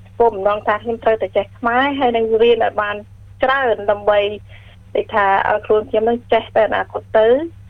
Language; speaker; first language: Khmer; early bilingual, heritage; Khmer